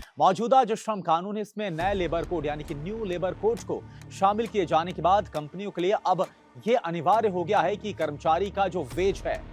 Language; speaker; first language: Hindi; native; Hindi